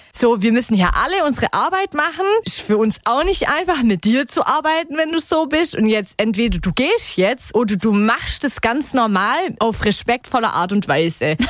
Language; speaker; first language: German; native; German